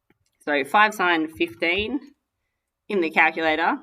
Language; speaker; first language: English; native; English